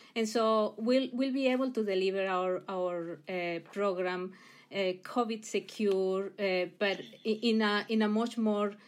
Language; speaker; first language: English; non-native, fluent; Spanish